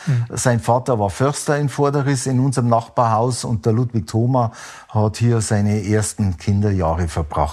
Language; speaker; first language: German; native; German